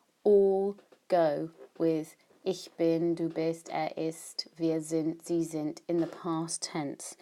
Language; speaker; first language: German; non-native, fluent; English